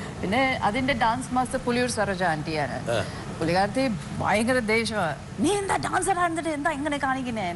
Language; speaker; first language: Malayalam; non-native, fluent; Tamil